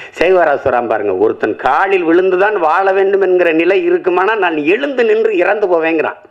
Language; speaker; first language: Tamil; native; Tamil